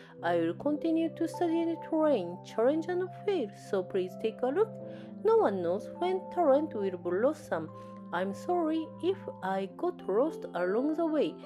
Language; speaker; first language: English; non-native, learner; Japanese